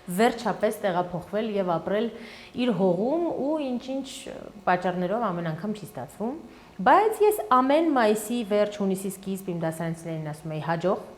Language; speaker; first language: Armenian; early bilingual, heritage; Armenian